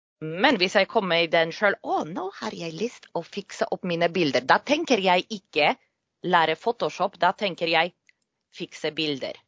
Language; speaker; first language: Norwegian; non-native, fluent; Polish